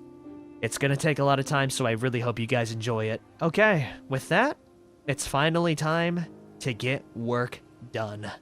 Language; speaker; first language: English; native; English